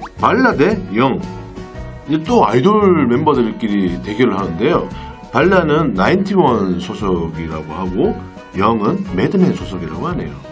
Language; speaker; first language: Korean; native; Korean